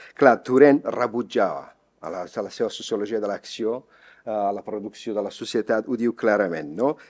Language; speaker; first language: Catalan; non-native, fluent; Persian